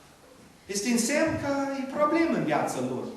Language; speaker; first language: Romanian; non-native, learner; English